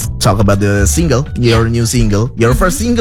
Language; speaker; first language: English; non-native, fluent; Indonesian